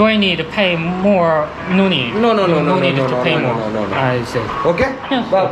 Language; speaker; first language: English; non-native, learner; Korean